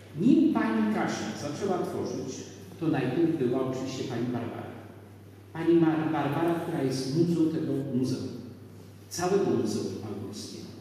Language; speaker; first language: Polish; native; Polish